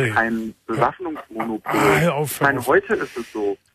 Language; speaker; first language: German; native; German